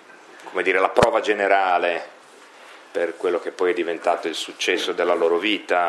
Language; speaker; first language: Italian; native; Italian